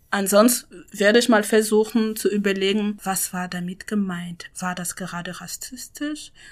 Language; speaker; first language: German; non-native, fluent; French